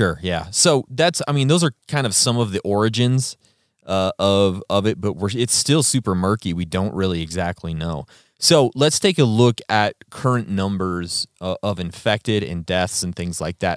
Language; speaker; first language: English; native; English